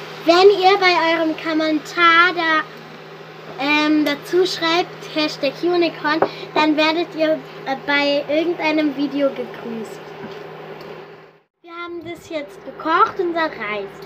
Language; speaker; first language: German; early bilingual, other home language; Arabic